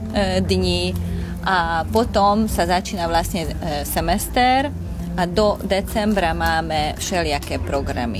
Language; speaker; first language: Slovak; non-native, local second language; Hungarian